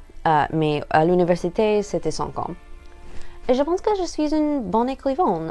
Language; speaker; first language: French; non-native, learner; English